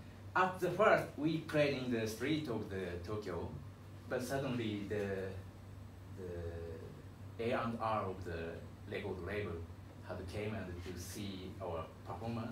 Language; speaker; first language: English; non-native, learner; Japanese